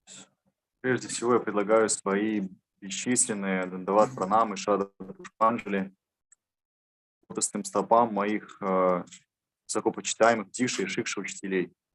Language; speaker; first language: Russian; native; Russian